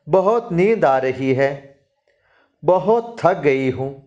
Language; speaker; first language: Hindi; non-native, local second language; Malayalam